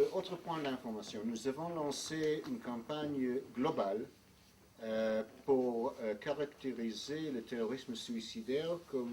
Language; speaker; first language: French; non-native, fluent; English